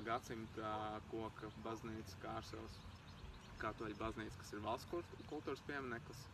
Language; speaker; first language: Latvian; native; Latvian